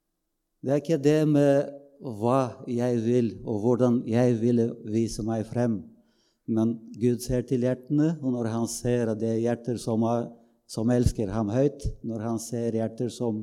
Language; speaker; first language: Norwegian; non-native, fluent; Bulgarian